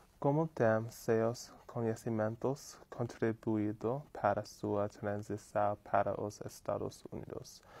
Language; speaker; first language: Portuguese; non-native, learner; English